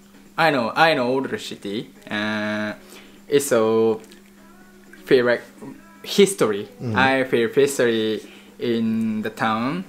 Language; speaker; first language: English; non-native, learner; Japanese